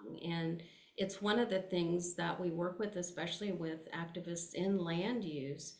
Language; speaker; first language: English; native; English